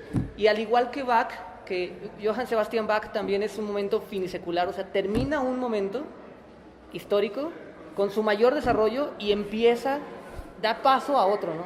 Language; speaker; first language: Spanish; native; Spanish